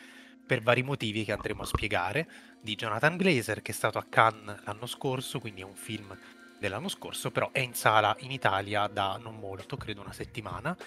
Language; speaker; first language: Italian; native; Italian